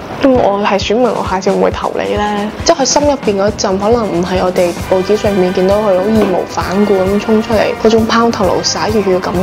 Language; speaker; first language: Cantonese; native; Cantonese